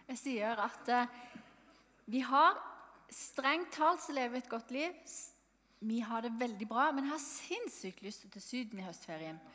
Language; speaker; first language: Norwegian; native; Norwegian